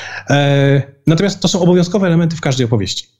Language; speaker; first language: Polish; native; Polish